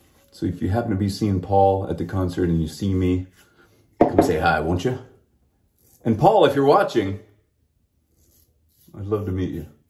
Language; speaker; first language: English; native; English